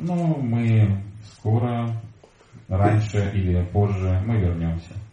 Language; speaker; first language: Russian; native; Russian